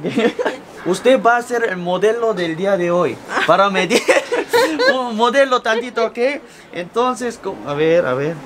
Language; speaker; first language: Spanish; non-native, fluent; Korean